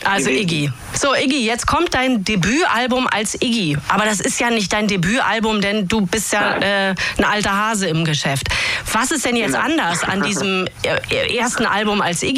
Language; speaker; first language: German; native; German